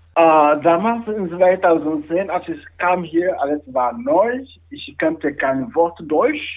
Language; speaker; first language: German; non-native, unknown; Wolof